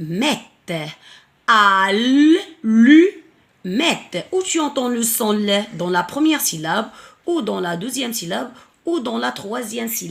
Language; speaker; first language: French; non-native, local second language; Arabic